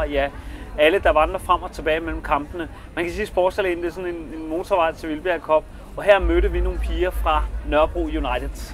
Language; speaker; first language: Danish; native; Danish